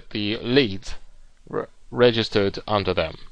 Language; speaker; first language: English; non-native, fluent; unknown